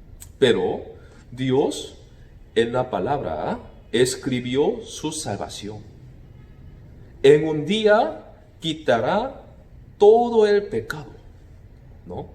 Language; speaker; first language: Spanish; non-native, fluent; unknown